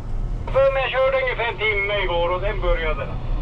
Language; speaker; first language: Swedish; native; Swedish